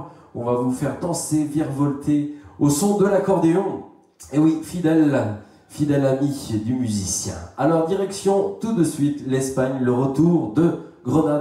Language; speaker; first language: French; native; French